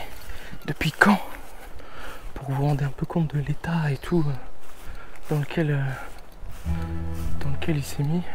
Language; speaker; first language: French; native; French